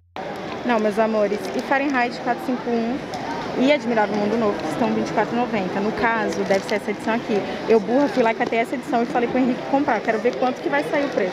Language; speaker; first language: Portuguese; native; Portuguese